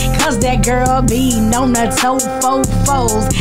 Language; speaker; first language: English; native; English